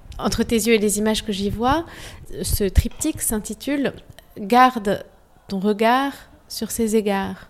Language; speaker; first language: French; native; French